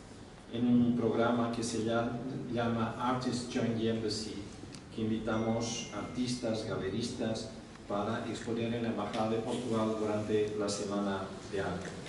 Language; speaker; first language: Spanish; non-native, fluent; Portuguese